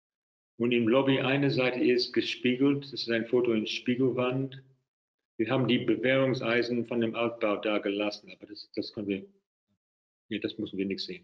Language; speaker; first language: German; non-native, fluent; English